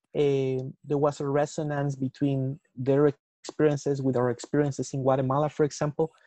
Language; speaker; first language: English; non-native, fluent; Spanish